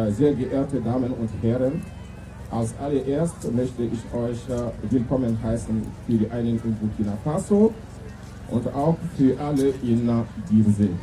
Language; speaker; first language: German; non-native, fluent; French